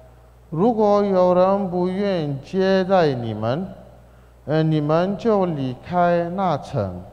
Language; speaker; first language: Chinese; non-native, fluent; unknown